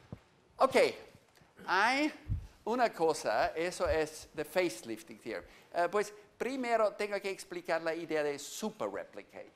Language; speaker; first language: Spanish; non-native, fluent; German